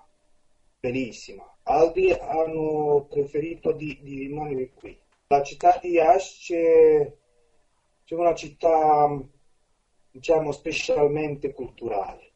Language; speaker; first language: Italian; non-native, fluent; Romanian